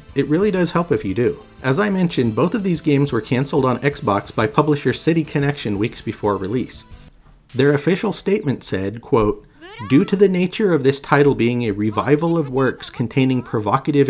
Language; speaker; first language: English; native; English